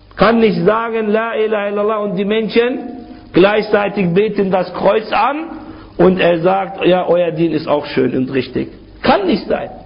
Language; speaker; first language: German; non-native, fluent; Arabic